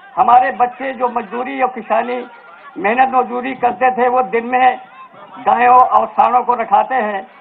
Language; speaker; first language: Hindi; native; Hindi